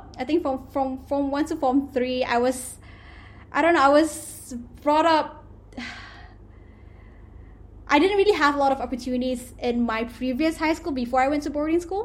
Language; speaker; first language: English; non-native, local second language; Malay